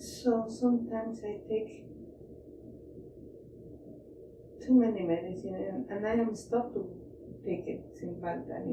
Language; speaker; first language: English; non-native, learner; Spanish